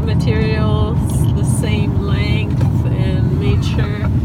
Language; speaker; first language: English; non-native, fluent; French